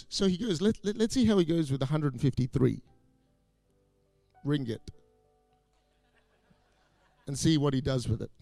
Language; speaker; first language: English; native; English